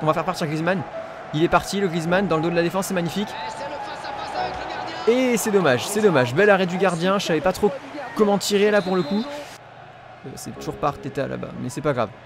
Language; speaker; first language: French; native; French